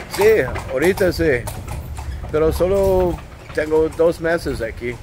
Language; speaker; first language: Spanish; non-native, learner; English